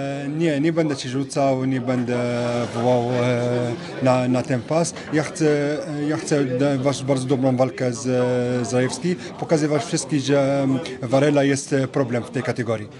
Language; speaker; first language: Polish; non-native, fluent; French